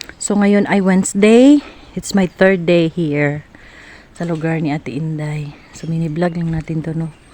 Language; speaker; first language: Filipino; non-native, local second language; Cebuano